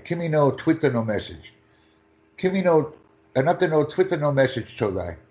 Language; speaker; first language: Japanese; non-native, learner; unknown